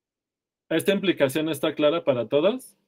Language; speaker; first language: Spanish; native; Spanish